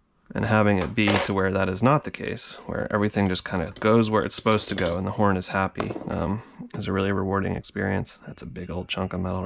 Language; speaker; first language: English; native; English